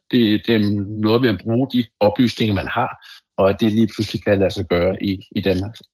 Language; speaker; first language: Danish; native; Danish